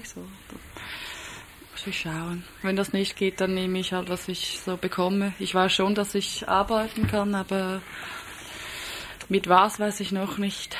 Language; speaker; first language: German; non-native, fluent; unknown